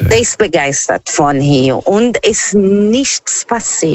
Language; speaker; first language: German; non-native, fluent; Portuguese